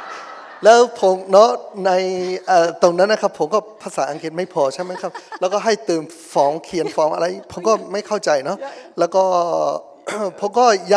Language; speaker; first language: Thai; non-native, fluent; Burmese